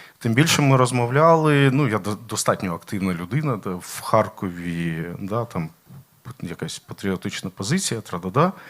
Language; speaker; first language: Ukrainian; non-native, local second language; Russian